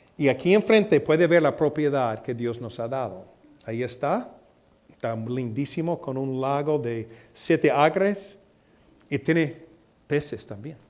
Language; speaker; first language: Spanish; non-native, fluent; English